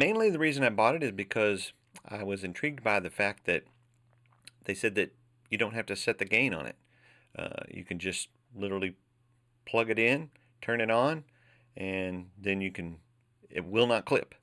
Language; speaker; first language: English; native; English